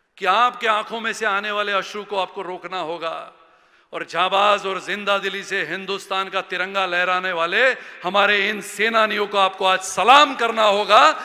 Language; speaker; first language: Hindi; non-native, local second language; Marathi